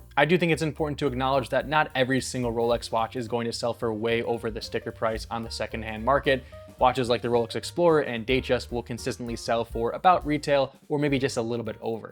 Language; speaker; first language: English; native; English